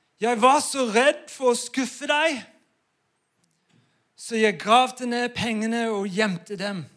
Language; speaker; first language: Norwegian; non-native, fluent; English